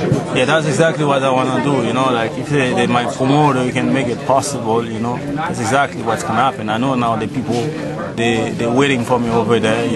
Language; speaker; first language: English; non-native, fluent; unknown